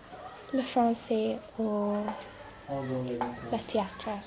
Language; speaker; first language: French; non-native, learner; English